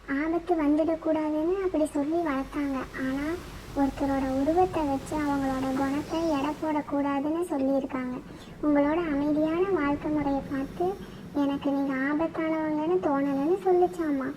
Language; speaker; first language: Tamil; native; Tamil